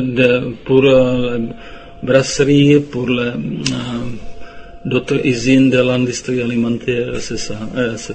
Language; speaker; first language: French; non-native, learner; Czech